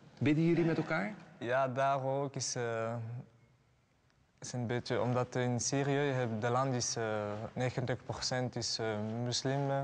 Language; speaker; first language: Dutch; non-native, learner; Aramaic